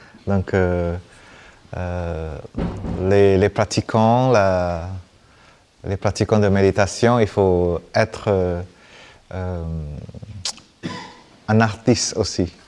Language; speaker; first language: French; non-native, fluent; Vietnamese